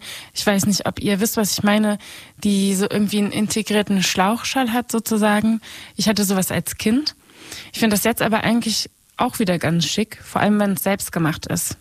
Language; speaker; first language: German; native; German